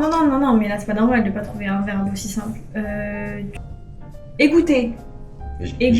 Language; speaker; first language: French; native; French